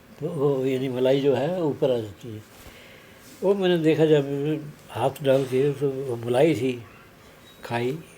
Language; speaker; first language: Urdu; non-native, local second language; Punjabi